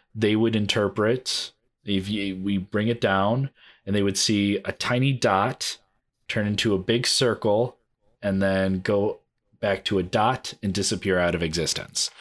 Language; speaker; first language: English; native; English